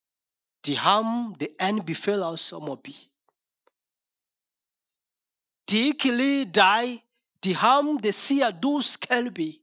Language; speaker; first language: Danish; non-native, fluent; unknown